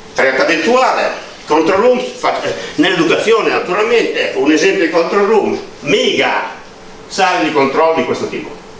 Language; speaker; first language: Italian; native; Italian